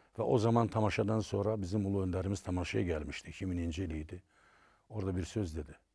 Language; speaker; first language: Azerbaijani; native; Azerbaijani